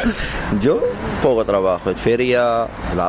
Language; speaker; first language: Spanish; non-native, learner; Arabic